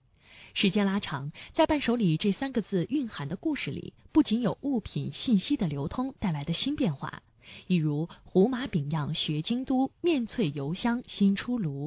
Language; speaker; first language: Chinese; native; Chinese